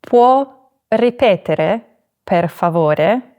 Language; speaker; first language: Italian; non-native, fluent; English